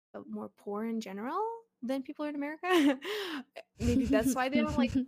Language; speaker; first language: English; early bilingual, other home language; Russian